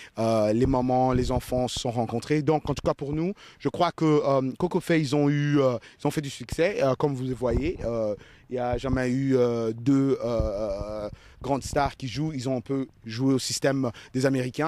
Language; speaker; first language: French; non-native, local second language; Lingala